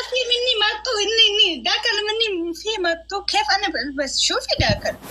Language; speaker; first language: Arabic; non-native, learner; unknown